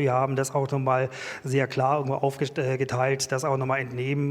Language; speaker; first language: German; native; German